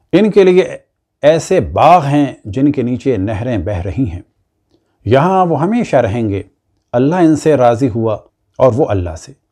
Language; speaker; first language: Urdu; native; Urdu